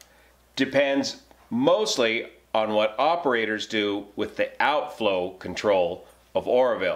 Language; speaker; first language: English; native; English